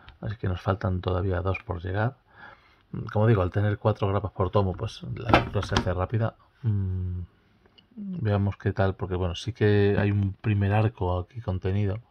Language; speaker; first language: Spanish; native; Spanish